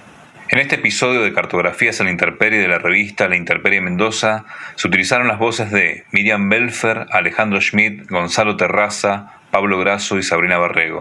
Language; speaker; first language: Spanish; native; Spanish